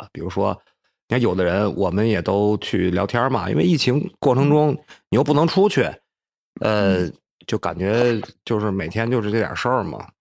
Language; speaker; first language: Chinese; native; Chinese